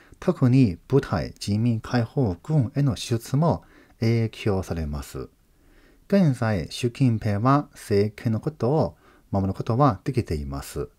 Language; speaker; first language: Japanese; non-native, fluent; Chinese